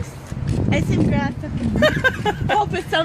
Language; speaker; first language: Portuguese; non-native, fluent; English